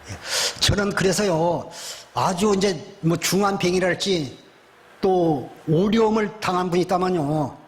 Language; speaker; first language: Korean; native; Korean